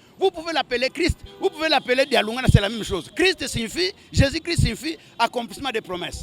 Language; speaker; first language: French; non-native, local second language; Lingala